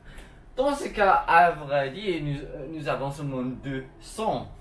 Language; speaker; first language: French; non-native, learner; Chinese